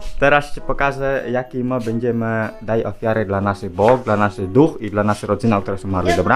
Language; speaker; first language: Polish; non-native, learner; Balinese